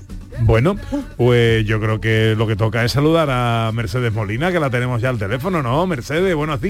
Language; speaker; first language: Spanish; native; Spanish